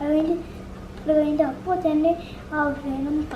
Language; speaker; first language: Malayalam; early bilingual, heritage; Malayalam